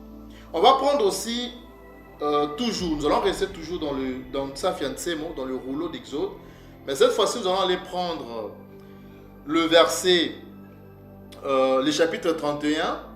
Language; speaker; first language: French; non-native, local second language; Kongo